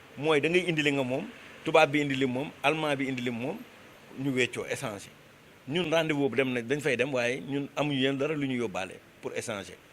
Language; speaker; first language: Wolof; non-native, local second language; Fula